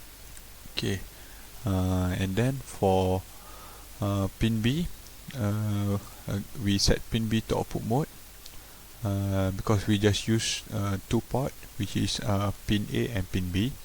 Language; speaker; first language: English; non-native, local second language; Malay